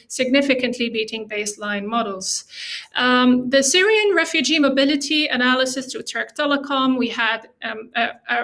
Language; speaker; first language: English; non-native, fluent; Arabic